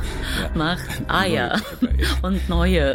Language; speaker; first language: German; non-native, learner; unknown